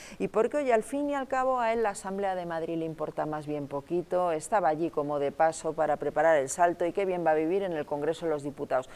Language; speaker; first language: Spanish; native; Spanish